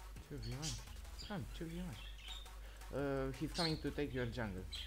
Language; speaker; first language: English; non-native, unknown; Romanian